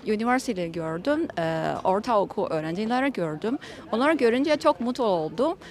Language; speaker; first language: Turkish; non-native, fluent; Chinese